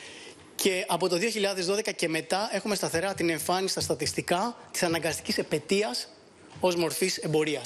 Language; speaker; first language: Greek; native; Greek